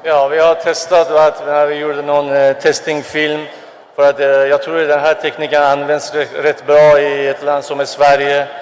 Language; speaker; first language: Swedish; non-native, fluent; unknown